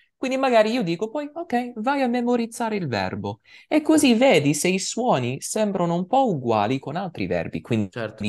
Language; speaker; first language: Italian; non-native, fluent; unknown